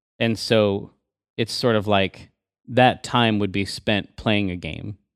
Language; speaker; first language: English; native; English